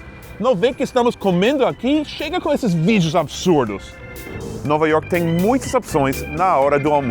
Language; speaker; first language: Portuguese; non-native, fluent; English